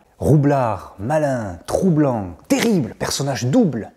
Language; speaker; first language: French; native; French